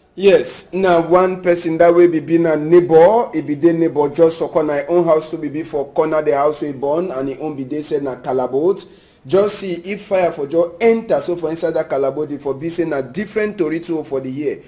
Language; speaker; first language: Nigerian Pidgin; native; Nigerian Pidgin